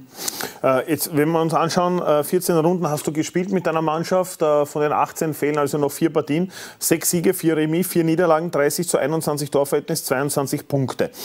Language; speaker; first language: German; native; German